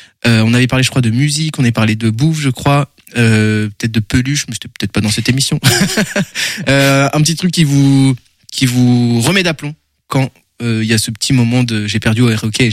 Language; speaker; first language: French; native; French